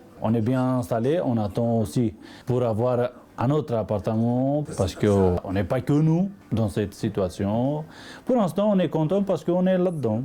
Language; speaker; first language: French; non-native, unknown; Romany